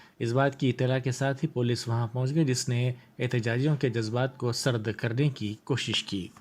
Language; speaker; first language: Urdu; native; Urdu